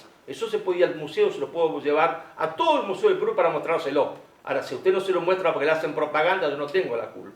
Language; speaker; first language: Spanish; native; Spanish